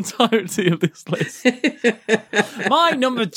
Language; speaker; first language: English; native; English